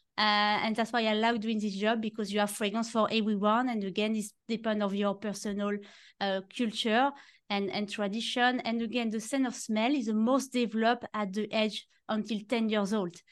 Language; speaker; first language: English; non-native, fluent; French